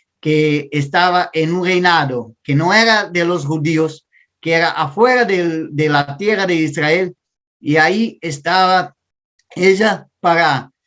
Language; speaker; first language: Spanish; non-native, learner; Portuguese